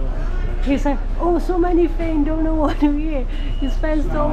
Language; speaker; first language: English; non-native, local second language; Cantonese